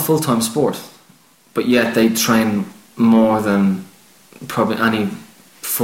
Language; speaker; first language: English; native; English